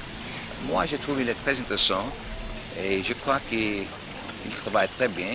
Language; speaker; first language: French; non-native, fluent; English